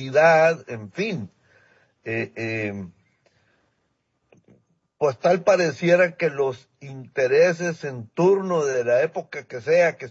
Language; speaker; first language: Spanish; native; Spanish